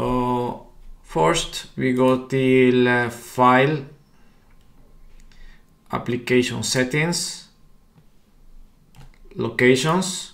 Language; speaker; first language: Swedish; non-native, fluent; Spanish